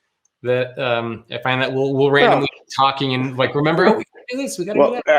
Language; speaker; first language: English; native; English